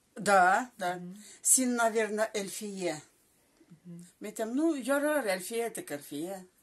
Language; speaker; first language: Tatar; non-native, local second language; Russian